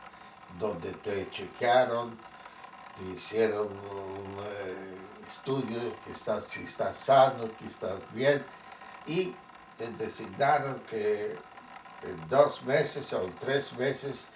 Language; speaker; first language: Spanish; non-native, fluent; Yiddish